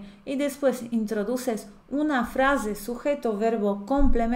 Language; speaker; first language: Spanish; non-native, fluent; Polish